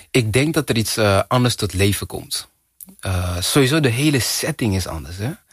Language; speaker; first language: Dutch; early bilingual, other home language; Kinyarwanda